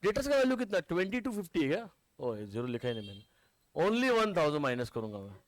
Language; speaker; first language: Hindi; non-native, local second language; Marathi